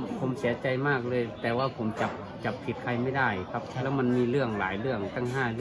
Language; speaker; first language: Thai; native; Thai